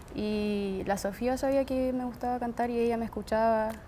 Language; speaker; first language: Spanish; early bilingual, heritage; Spanish